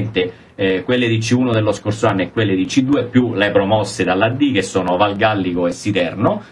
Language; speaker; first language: Italian; native; Italian